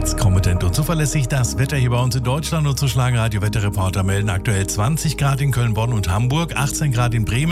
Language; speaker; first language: German; native; German